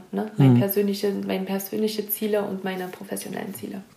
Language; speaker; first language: German; native; German